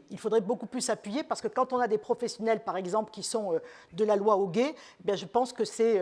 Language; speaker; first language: French; native; French